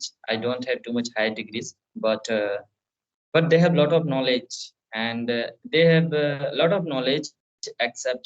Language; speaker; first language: English; non-native, fluent; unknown